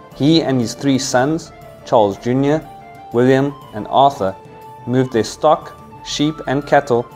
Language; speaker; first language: English; native; English